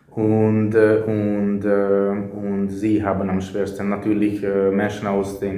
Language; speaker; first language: German; non-native, fluent; Hungarian